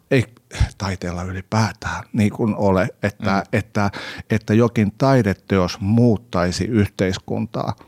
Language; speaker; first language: Finnish; native; Finnish